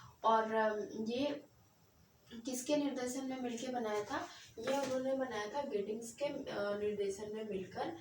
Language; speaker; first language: Hindi; native; Hindi